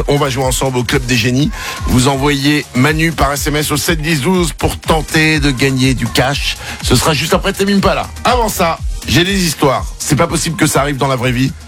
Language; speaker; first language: French; native; French